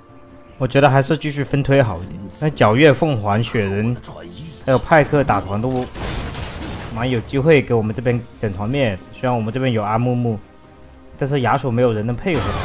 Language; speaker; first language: Chinese; native; Chinese